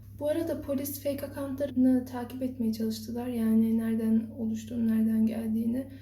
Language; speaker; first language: Turkish; early bilingual, heritage; Turkish